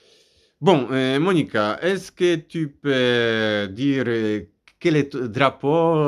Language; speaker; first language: French; non-native, fluent; Polish